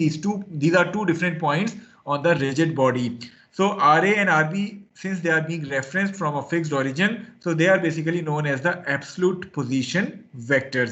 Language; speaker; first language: English; non-native, local second language; Hindi